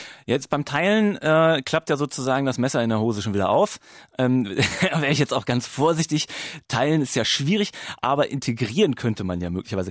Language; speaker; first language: German; native; German